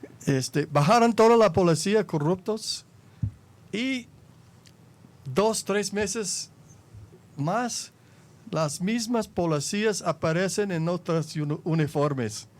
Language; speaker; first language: Spanish; non-native, fluent; English